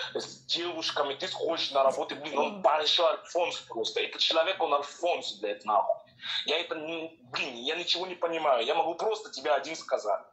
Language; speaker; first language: Russian; non-native, learner; French